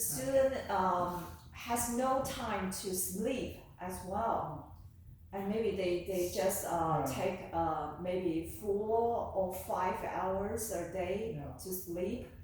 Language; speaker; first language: English; non-native, learner; Chinese